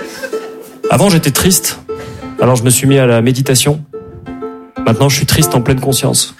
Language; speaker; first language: French; native; French